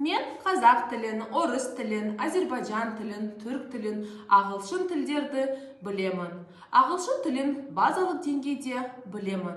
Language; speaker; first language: Kazakh; non-native, local second language; Azerbaijani